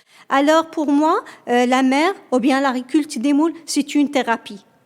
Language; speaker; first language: French; non-native, local second language; Berber languages